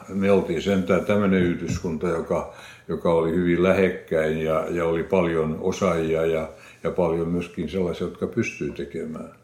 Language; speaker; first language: Finnish; non-native, local second language; Swedish